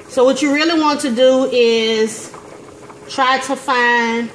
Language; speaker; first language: English; native; English